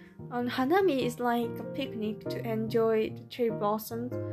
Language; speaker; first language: English; non-native, learner; Japanese